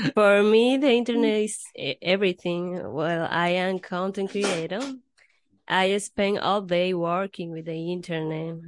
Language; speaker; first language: English; non-native, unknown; Spanish